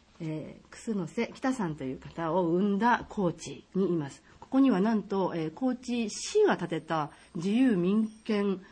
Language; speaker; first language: Japanese; native; Japanese